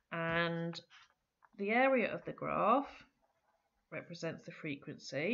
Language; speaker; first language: English; native; English